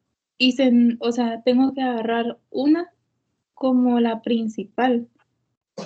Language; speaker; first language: Spanish; native; Spanish